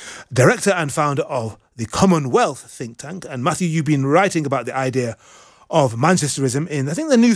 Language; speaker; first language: English; native; English